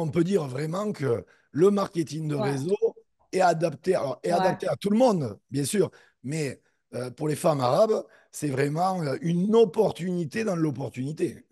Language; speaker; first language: French; native; French